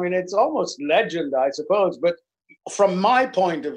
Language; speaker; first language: English; native; English